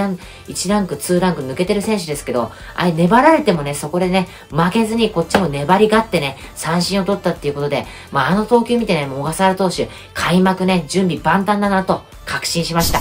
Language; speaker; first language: Japanese; native; Japanese